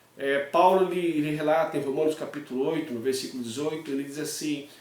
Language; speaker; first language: Portuguese; native; Portuguese